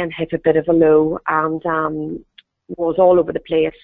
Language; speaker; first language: English; native; English